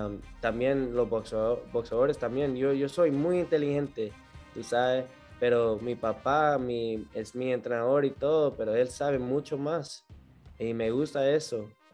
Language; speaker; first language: Spanish; early bilingual, heritage; Spanish